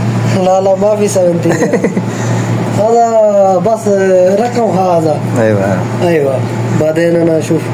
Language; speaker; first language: Arabic; non-native, learner; Hindi